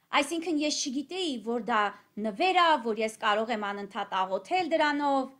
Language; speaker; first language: Armenian; native; Armenian